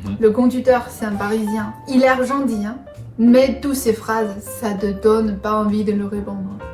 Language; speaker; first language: French; non-native, fluent; Chinese